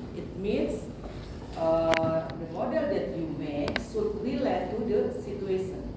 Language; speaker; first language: English; non-native, learner; Indonesian